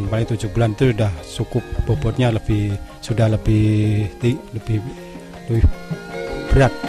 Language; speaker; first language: Indonesian; non-native, local second language; Javanese